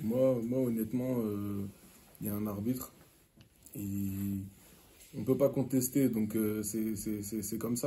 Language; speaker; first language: French; native; French